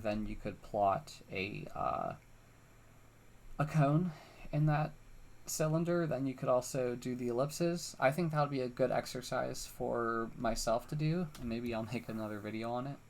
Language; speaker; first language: English; native; English